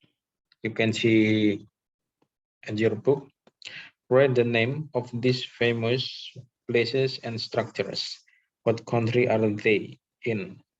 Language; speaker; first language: English; non-native, local second language; Indonesian